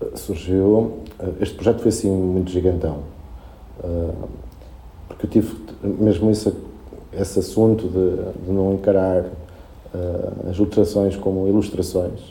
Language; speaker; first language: Portuguese; early bilingual, other home language; Spanish